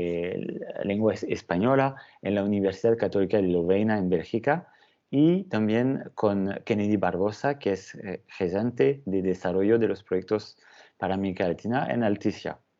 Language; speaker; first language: Spanish; non-native, fluent; French